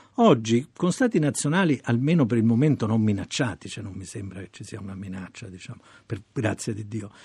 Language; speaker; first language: Italian; native; Italian